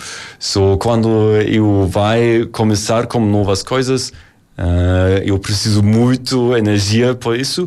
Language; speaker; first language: Portuguese; non-native, learner; German